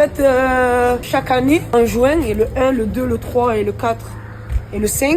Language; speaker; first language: French; native; French